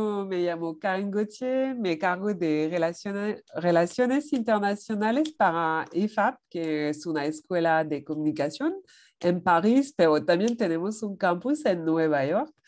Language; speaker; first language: Spanish; non-native, fluent; French